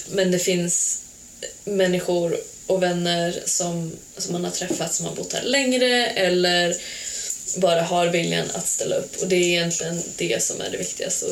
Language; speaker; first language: Swedish; early bilingual, other home language; Hungarian